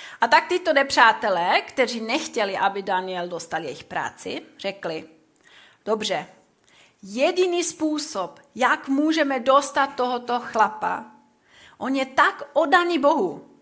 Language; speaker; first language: Czech; non-native, fluent; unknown